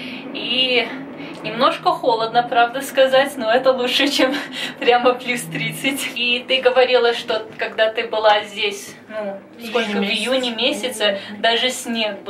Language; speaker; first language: Russian; non-native, fluent; English